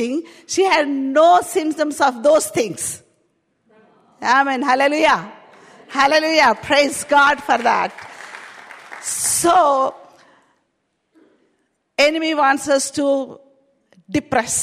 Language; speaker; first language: English; non-native, local second language; Telugu